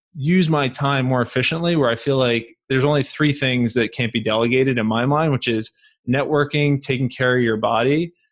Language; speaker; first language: English; native; English